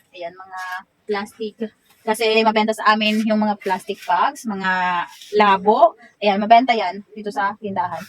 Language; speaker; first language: Filipino; non-native, local second language; Waray